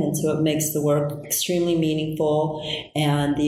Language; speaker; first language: English; early bilingual, other home language; Korean